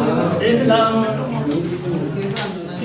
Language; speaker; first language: Spanish; native; Spanish